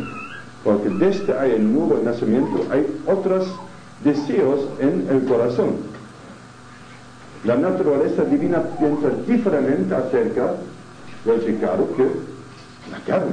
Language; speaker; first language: Spanish; non-native, fluent; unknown